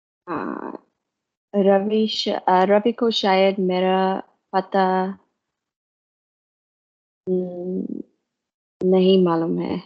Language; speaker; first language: Hindi; non-native, learner; English